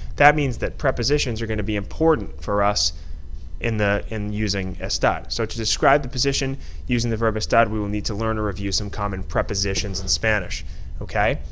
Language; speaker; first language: English; native; English